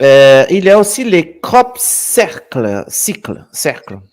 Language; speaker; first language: French; non-native, fluent; Portuguese